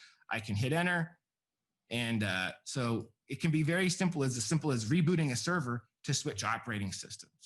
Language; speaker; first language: English; native; English